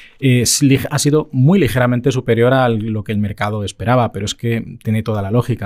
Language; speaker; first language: Spanish; native; Spanish